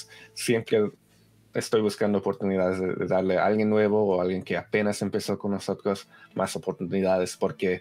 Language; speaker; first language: Spanish; early bilingual, heritage; Spanish